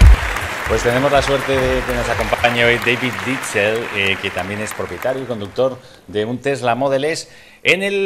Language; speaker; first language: Spanish; native; Spanish